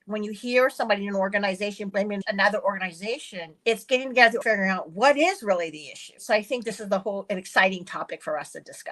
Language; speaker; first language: English; early bilingual, other home language; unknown